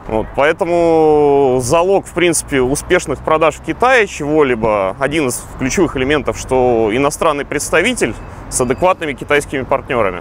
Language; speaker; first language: Russian; native; Russian